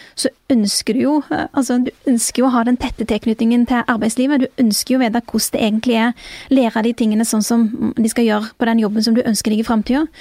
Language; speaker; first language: Norwegian; native; Norwegian